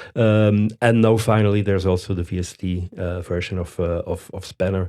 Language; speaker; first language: English; non-native, fluent; Dutch